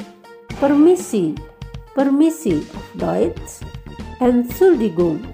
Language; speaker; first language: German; non-native, fluent; Indonesian